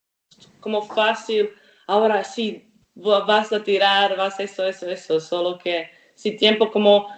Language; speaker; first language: Spanish; non-native, learner; Croatian